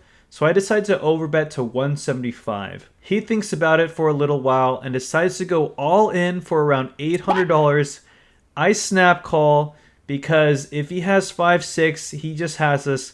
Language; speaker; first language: English; native; English